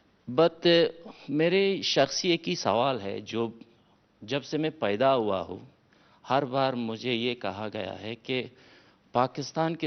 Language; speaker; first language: Hindi; non-native, fluent; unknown